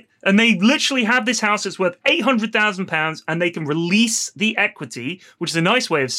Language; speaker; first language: English; native; English